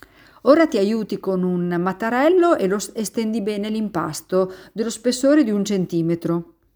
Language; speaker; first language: Italian; native; Italian